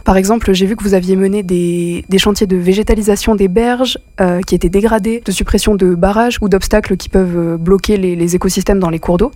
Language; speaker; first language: French; native; French